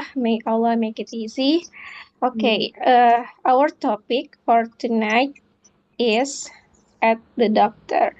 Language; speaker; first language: English; non-native, fluent; Indonesian